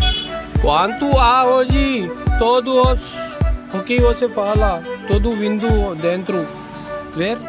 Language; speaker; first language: Portuguese; non-native, learner; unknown